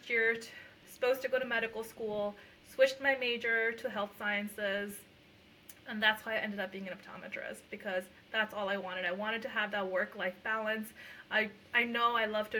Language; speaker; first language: English; early bilingual, other home language; Punjabi